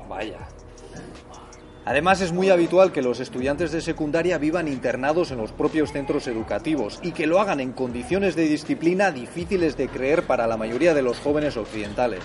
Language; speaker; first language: Spanish; native; Spanish